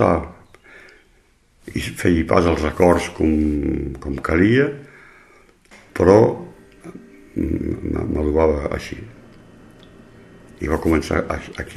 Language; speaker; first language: Catalan; native; Catalan